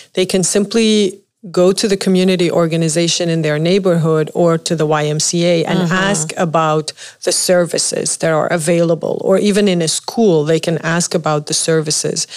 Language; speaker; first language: English; non-native, fluent; Arabic